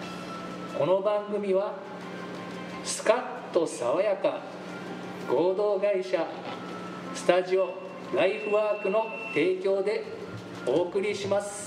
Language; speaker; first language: Japanese; native; Japanese